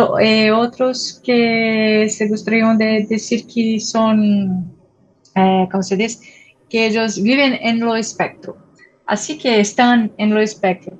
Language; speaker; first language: Spanish; non-native, fluent; Portuguese